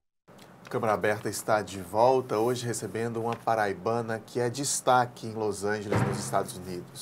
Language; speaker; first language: Portuguese; native; Portuguese